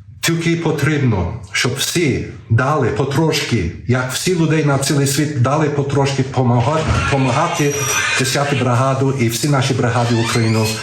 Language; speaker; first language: Ukrainian; early bilingual, heritage; Ukrainian